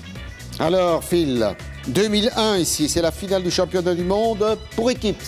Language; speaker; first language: French; native; French